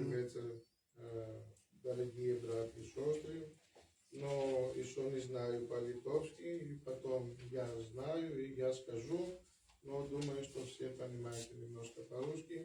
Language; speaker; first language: Russian; non-native, learner; Greek